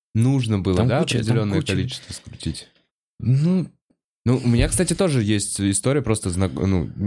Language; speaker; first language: Russian; native; Russian